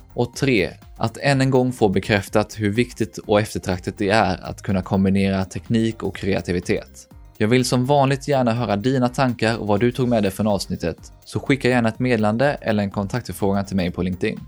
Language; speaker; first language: Swedish; native; Swedish